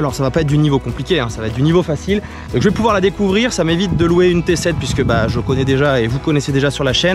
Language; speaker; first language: French; native; French